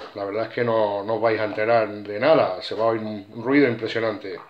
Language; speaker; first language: Spanish; native; Spanish